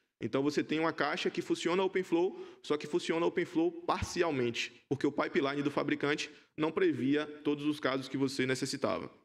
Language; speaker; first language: Portuguese; native; Portuguese